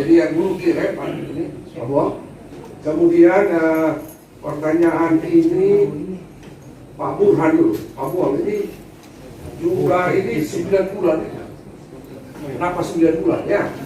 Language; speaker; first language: Indonesian; native; Indonesian